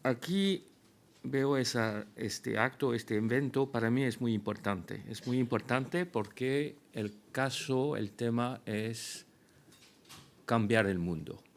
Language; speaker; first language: Spanish; non-native, fluent; French